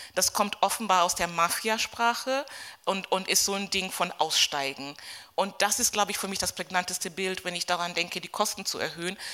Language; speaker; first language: German; non-native, fluent; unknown